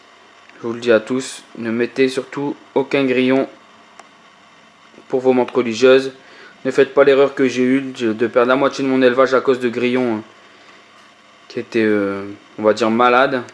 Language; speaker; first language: French; native; French